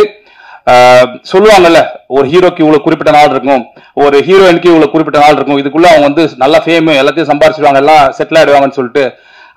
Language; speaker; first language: Tamil; native; Tamil